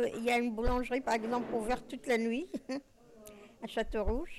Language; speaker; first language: French; non-native, local second language; Arabic